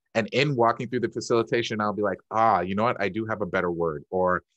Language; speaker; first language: English; native; English